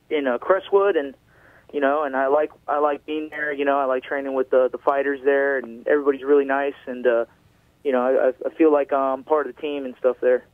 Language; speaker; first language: English; native; English